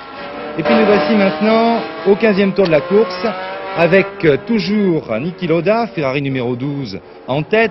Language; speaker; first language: French; native; French